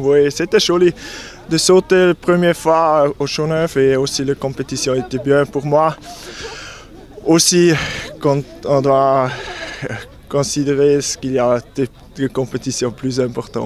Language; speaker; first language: French; non-native, local second language; German